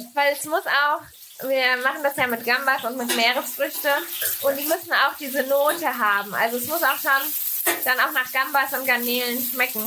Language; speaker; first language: German; non-native, fluent; Spanish